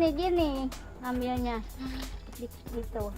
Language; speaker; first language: Indonesian; native; Indonesian